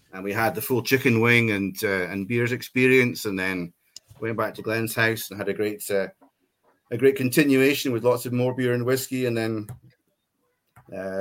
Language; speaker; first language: English; native; English